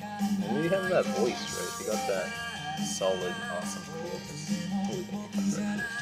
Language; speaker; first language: English; native; English